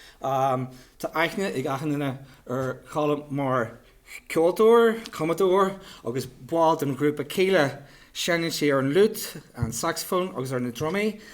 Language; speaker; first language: Irish; native; Irish